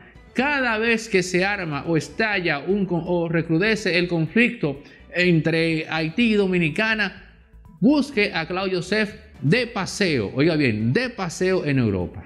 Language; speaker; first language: Spanish; native; Spanish